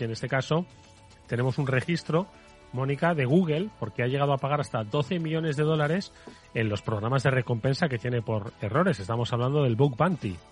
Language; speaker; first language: Spanish; native; Spanish